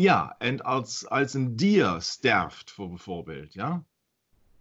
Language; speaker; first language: Dutch; non-native, learner; German